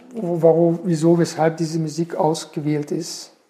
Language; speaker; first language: German; non-native, fluent; Dutch